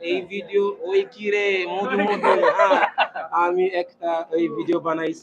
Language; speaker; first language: Bangla; non-native, learner; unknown